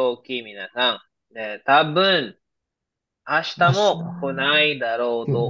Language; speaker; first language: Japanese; non-native, fluent; Filipino